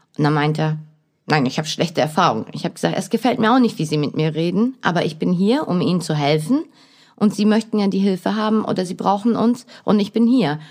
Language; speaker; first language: German; early bilingual, other home language; Turkish